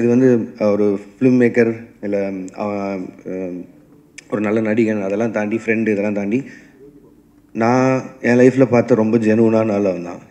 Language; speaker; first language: Tamil; native; Tamil